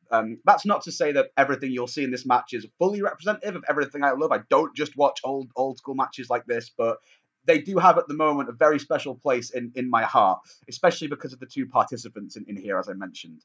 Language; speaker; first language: English; native; English